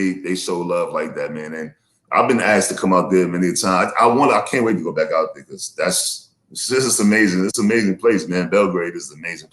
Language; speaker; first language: English; native; English